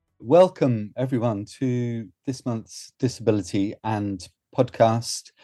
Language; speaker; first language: English; native; English